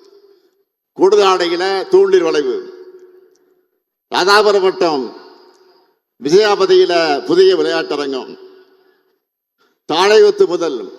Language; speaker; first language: Tamil; native; Tamil